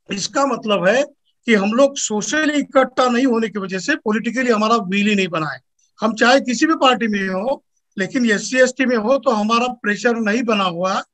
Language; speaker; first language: Hindi; non-native, local second language; Marathi